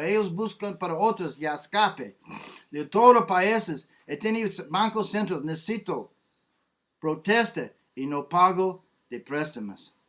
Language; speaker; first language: Spanish; non-native, learner; English